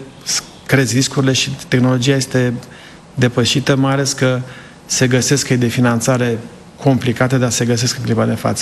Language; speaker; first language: Romanian; native; Romanian